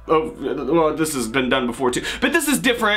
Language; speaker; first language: English; native; English